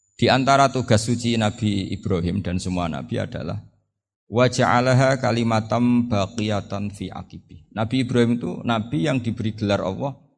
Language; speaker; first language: Indonesian; non-native, local second language; Javanese